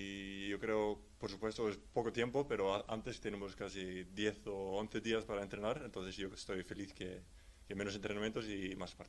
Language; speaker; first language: Spanish; non-native, learner; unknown